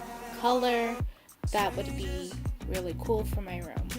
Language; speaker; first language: English; native; English